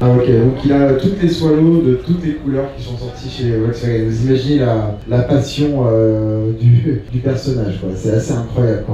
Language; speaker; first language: French; native; French